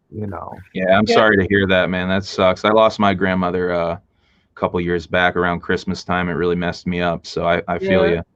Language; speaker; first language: English; native; English